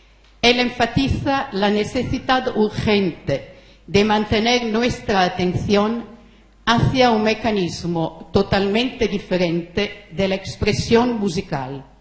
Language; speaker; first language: Spanish; non-native, fluent; Italian